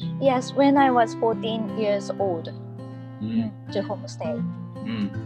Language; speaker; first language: English; non-native, learner; Japanese